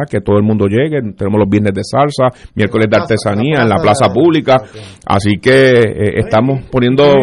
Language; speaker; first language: Spanish; native; Spanish